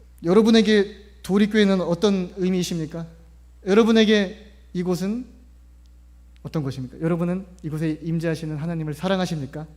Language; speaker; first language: Korean; native; Korean